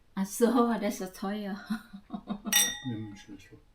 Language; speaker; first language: German; non-native, learner; Thai